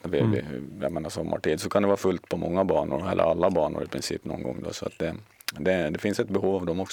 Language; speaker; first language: Swedish; native; Swedish